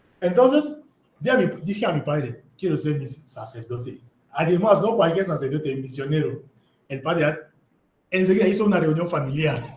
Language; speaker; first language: Spanish; non-native, fluent; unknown